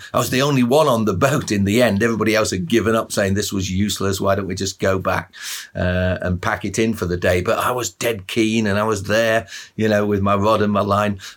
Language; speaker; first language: English; native; English